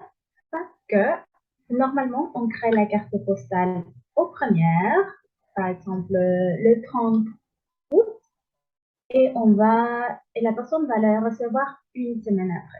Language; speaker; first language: French; non-native, learner; Spanish